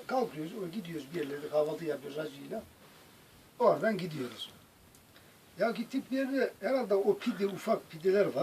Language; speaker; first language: Turkish; native; Turkish